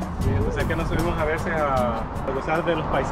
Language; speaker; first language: Spanish; native; Spanish